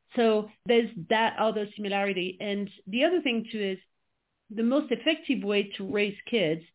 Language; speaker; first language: English; non-native, fluent; French